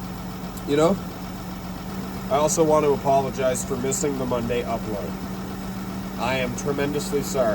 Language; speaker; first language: English; native; English